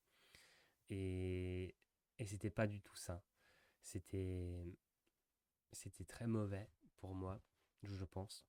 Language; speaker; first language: French; non-native, fluent; English